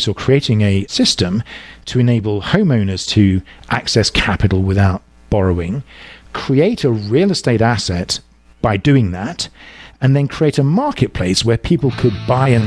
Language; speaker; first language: English; native; English